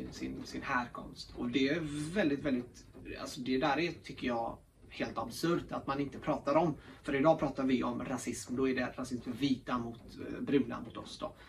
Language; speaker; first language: Swedish; early bilingual, other home language; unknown